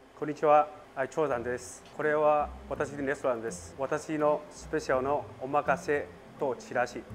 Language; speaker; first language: Japanese; non-native, learner; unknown